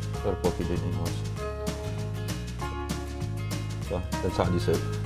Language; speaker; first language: Danish; native; Danish